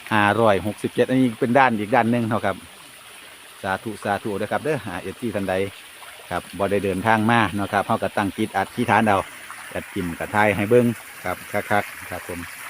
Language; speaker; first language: Thai; native; Thai